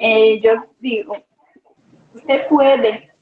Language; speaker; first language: Spanish; non-native, learner; Portuguese